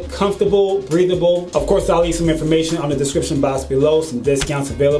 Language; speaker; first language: English; native; English